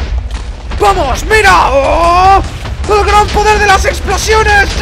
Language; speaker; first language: Spanish; native; Spanish